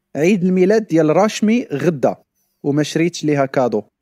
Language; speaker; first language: Arabic; non-native, learner; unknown